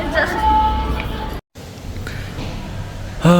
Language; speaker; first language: Chinese; non-native, learner; Mongolian